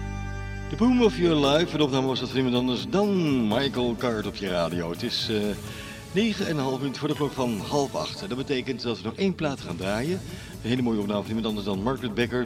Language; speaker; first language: Dutch; native; Dutch